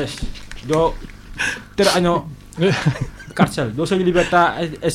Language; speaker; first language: Spanish; non-native, learner; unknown